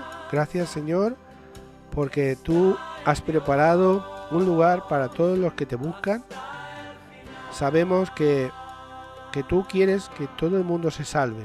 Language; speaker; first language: Spanish; native; Spanish